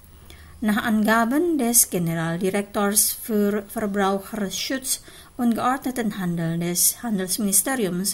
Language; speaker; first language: German; non-native, fluent; Indonesian